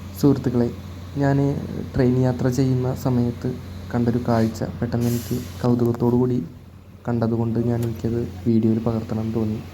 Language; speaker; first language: Malayalam; native; Malayalam